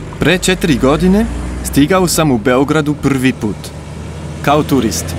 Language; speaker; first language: Serbian; non-native, learner; Swiss German